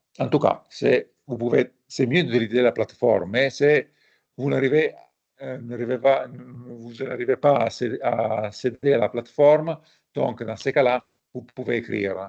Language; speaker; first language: French; non-native, fluent; Italian